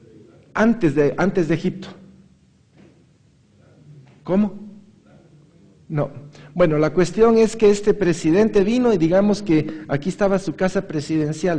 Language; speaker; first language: Spanish; native; Spanish